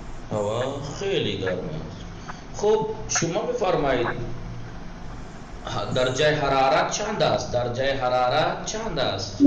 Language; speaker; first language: Persian; non-native, fluent; Urdu